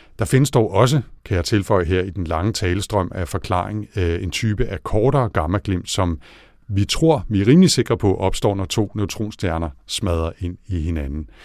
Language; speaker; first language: Danish; native; Danish